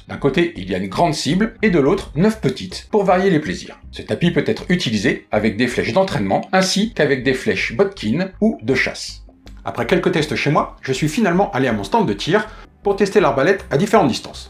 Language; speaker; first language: French; native; French